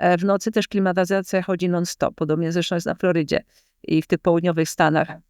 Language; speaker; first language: Polish; native; Polish